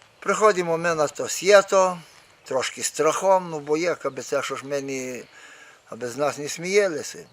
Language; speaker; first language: Ukrainian; native; Ukrainian